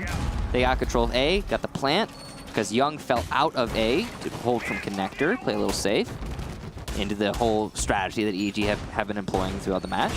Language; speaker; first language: English; native; English